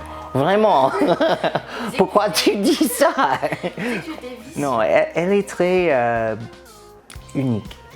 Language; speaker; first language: French; non-native, learner; English